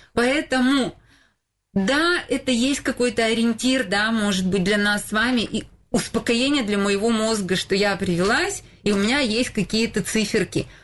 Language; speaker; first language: Russian; native; Russian